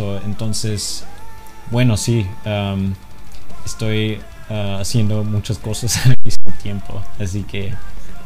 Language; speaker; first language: Spanish; non-native, fluent; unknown